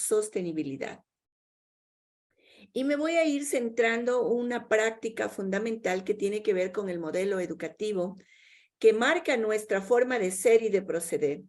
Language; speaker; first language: Spanish; native; Spanish